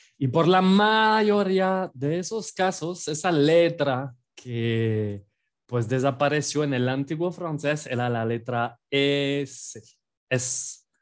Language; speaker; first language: Spanish; non-native, fluent; French